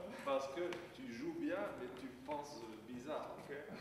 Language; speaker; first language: French; non-native, fluent; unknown